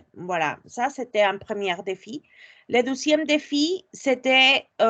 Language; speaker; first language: French; non-native, fluent; Spanish